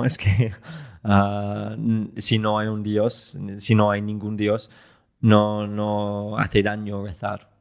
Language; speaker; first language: Spanish; non-native, fluent; English